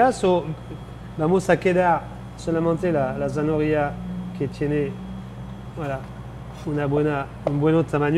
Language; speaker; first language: Spanish; non-native, fluent; French